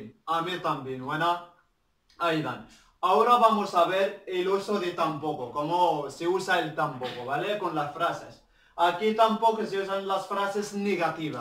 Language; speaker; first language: Spanish; non-native, learner; Arabic